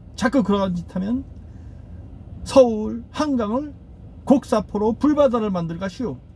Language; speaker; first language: Korean; native; Korean